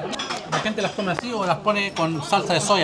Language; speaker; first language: Spanish; native; Spanish